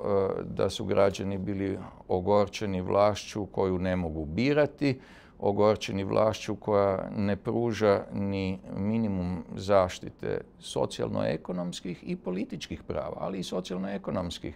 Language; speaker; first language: Serbian; native; Serbian